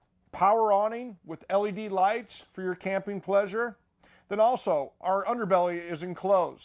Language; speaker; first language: English; native; English